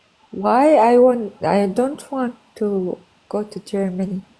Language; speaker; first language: English; non-native, fluent; Arabic